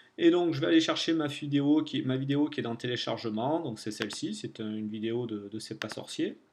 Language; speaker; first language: French; native; French